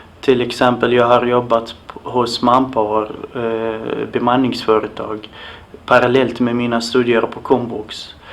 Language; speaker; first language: Swedish; non-native, fluent; Arabic